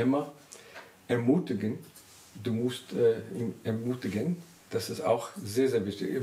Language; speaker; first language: German; non-native, learner; English